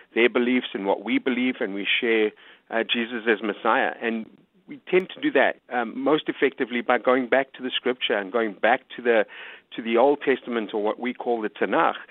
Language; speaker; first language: English; native; English